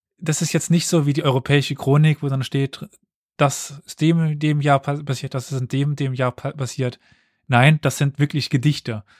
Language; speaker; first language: German; native; German